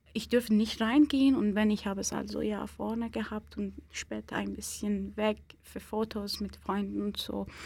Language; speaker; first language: German; non-native, fluent; Persian